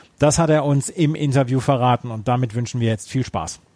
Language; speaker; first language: German; native; German